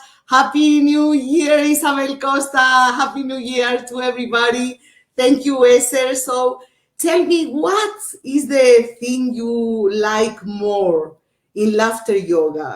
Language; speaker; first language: English; non-native, learner; Portuguese